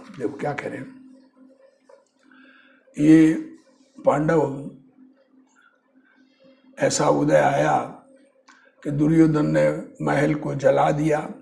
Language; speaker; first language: Hindi; native; Hindi